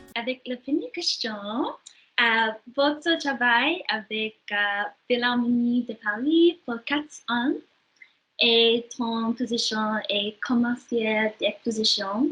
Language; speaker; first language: French; non-native, learner; English